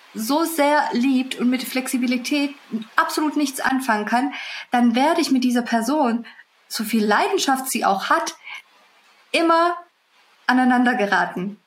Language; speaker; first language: German; early bilingual, other home language; Russian